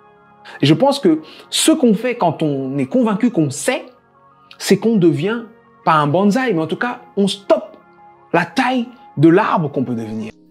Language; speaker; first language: French; native; French